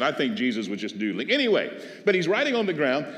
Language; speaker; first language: English; native; English